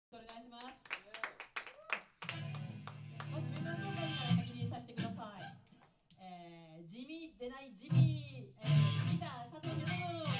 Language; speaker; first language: Japanese; native; Japanese